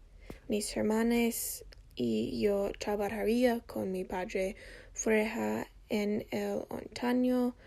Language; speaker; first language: Spanish; non-native, learner; English